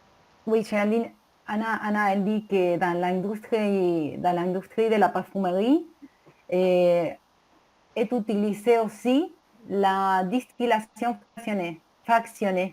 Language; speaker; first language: French; non-native, learner; Spanish